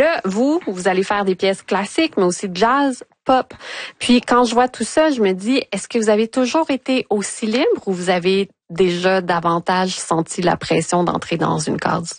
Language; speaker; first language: French; native; French